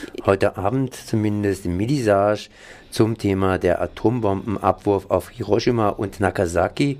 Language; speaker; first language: German; native; German